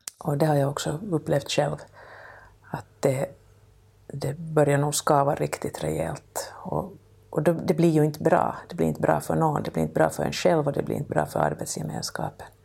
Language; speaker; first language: Swedish; native; Swedish